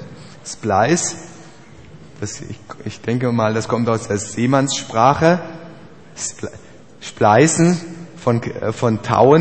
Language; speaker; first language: German; native; German